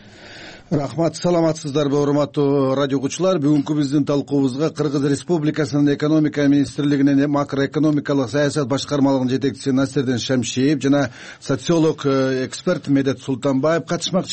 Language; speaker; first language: Kyrgyz; native; Kyrgyz